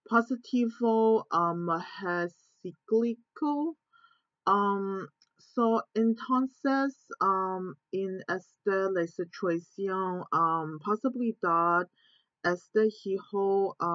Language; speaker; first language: Spanish; non-native, learner; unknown